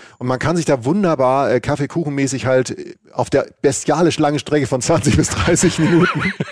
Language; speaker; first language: German; native; German